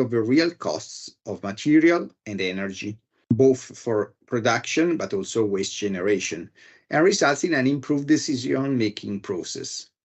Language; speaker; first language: English; non-native, fluent; Italian